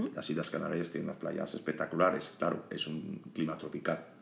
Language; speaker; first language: Spanish; native; Spanish